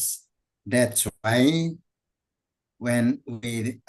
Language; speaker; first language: English; non-native, fluent; Indonesian